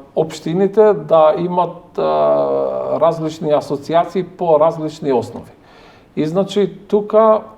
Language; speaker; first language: Macedonian; non-native, local second language; Albanian